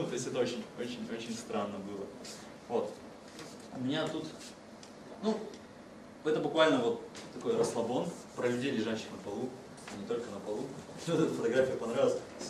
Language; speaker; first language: Russian; native; Russian